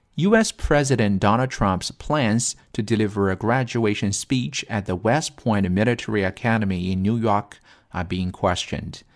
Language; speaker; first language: English; non-native, fluent; Chinese